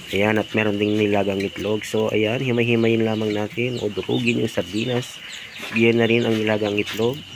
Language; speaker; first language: Filipino; non-native, local second language; Iloko